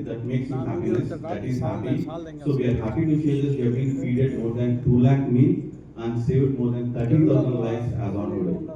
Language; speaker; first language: Telugu; native; Telugu